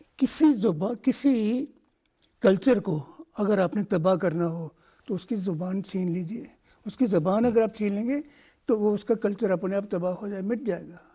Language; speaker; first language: Hindi; non-native, local second language; Dogri